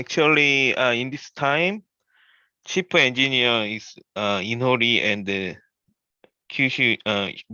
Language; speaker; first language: English; non-native, learner; Korean